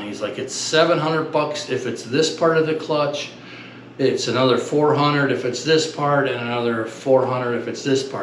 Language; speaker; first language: English; native; English